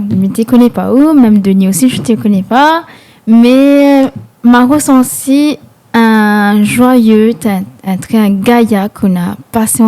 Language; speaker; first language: French; non-native, local second language; Réunion Creole French